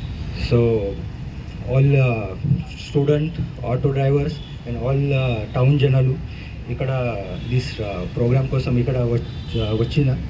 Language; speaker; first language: Telugu; non-native, learner; Hindi